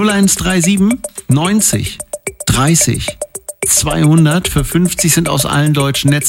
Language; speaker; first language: German; native; German